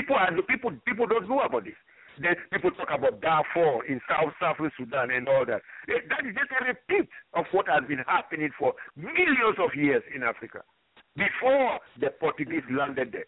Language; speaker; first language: English; non-native, fluent; French